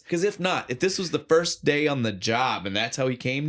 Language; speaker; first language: English; native; English